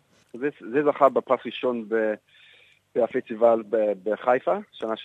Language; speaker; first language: Hebrew; non-native, fluent; English